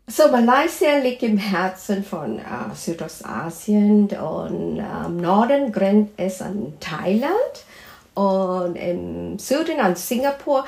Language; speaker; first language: German; non-native, fluent; Malay